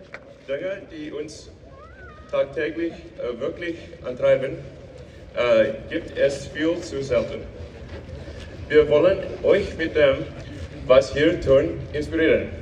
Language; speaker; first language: German; non-native, learner; English